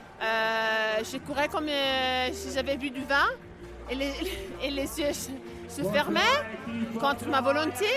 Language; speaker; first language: French; non-native, fluent; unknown